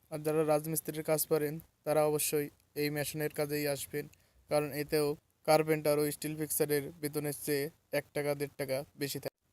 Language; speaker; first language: Bangla; native; Bangla